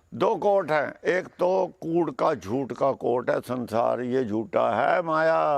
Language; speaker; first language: Hindi; non-native, local second language; Punjabi